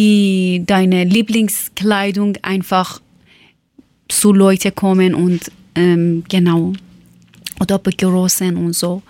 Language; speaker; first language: German; non-native, learner; Persian